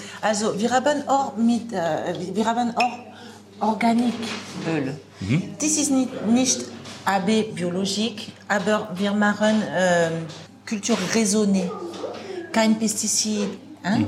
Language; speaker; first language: German; non-native, learner; French